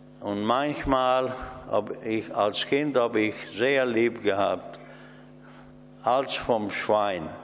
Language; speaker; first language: German; non-native, learner; Hungarian